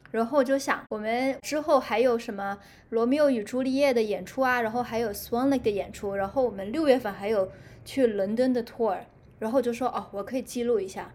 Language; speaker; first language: Chinese; non-native, local second language; Cantonese